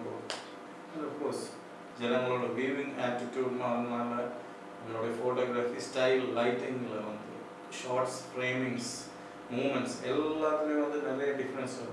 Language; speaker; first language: Tamil; non-native, local second language; Malayalam